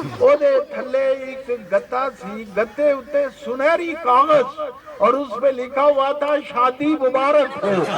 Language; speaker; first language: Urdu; non-native, local second language; Punjabi